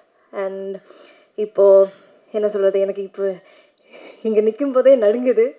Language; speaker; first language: Tamil; non-native, learner; Malayalam